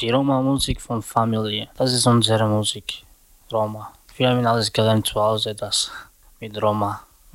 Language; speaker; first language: German; non-native, learner; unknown